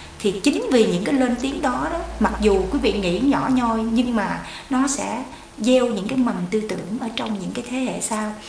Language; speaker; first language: Vietnamese; native; Vietnamese